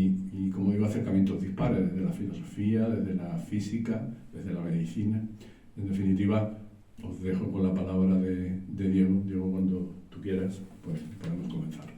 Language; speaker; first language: Spanish; native; Spanish